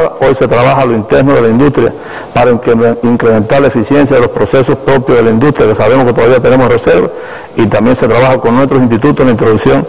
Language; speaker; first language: Spanish; native; Spanish